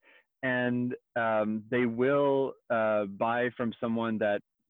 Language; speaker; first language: English; non-native, fluent; French